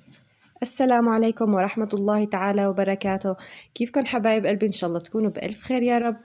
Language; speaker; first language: Arabic; native; Arabic